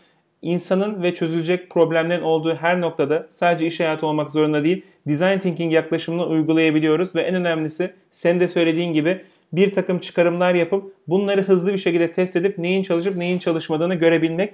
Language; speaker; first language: Turkish; native; Turkish